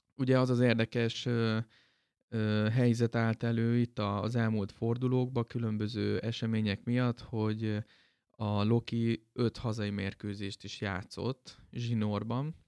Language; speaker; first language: Hungarian; native; Hungarian